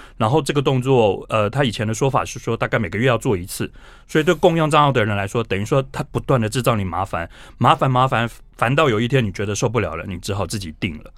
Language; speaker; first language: Chinese; native; Chinese